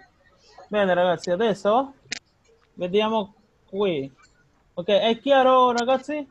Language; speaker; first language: Italian; non-native, fluent; Spanish